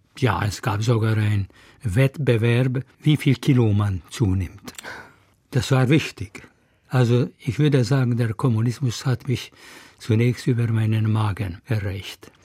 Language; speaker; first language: German; non-native, fluent; Hungarian